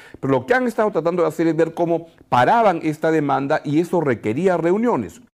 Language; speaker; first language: Spanish; native; Spanish